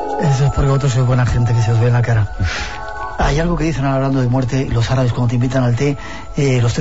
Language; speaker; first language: Spanish; native; Spanish